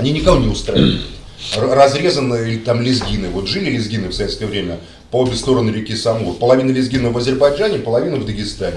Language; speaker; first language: Russian; native; Russian